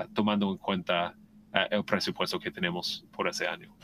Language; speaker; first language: Spanish; non-native, fluent; English